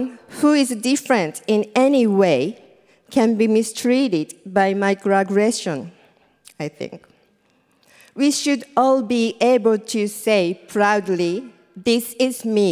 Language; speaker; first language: English; non-native, fluent; Japanese